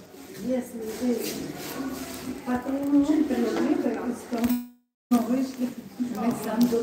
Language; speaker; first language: Russian; non-native, learner; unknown